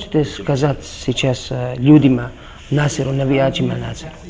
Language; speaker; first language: Russian; non-native, learner; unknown